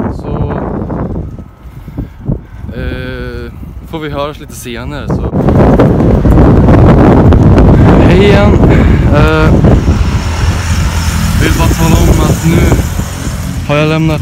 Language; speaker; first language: Swedish; native; Swedish